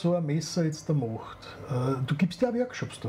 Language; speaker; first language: German; native; German